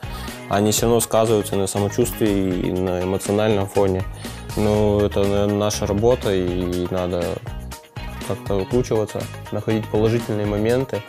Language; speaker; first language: Russian; native; Russian